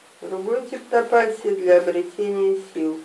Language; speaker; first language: Russian; native; Russian